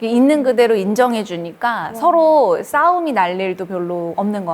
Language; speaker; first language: Korean; native; Korean